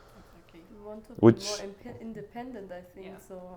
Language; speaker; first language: English; non-native, fluent; German